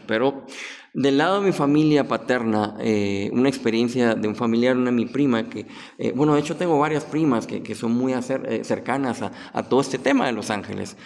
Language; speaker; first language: Spanish; native; Spanish